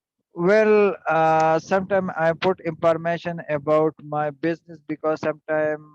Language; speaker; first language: English; non-native, learner; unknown